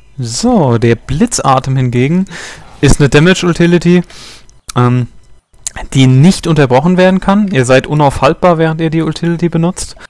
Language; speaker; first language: German; native; German